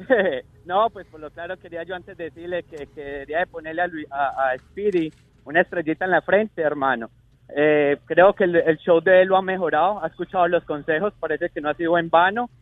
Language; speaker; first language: Spanish; native; Spanish